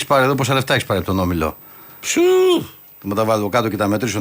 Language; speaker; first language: Greek; native; Greek